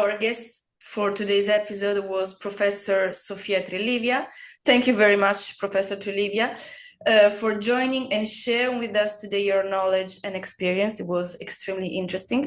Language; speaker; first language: English; non-native, fluent; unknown